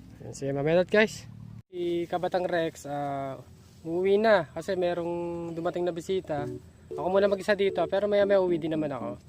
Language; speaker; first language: Filipino; native; Filipino